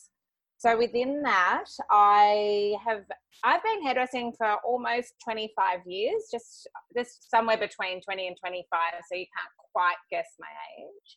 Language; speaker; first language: English; native; English